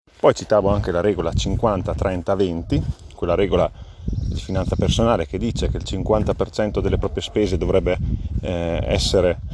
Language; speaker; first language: Italian; native; Italian